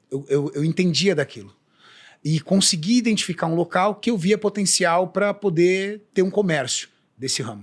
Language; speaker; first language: Portuguese; native; Portuguese